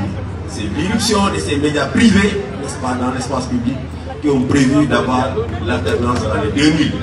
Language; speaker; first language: French; non-native, local second language; Wolof